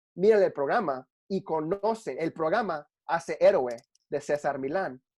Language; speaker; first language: Spanish; early bilingual, heritage; Spanish